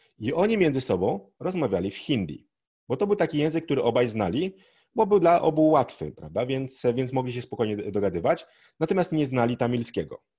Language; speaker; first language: Polish; native; Polish